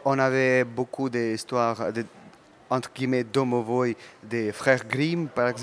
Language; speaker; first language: French; non-native, learner; Russian